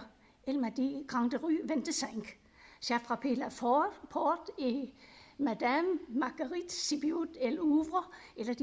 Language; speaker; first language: French; non-native, learner; Danish